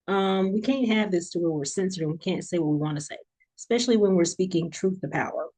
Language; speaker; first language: English; native; English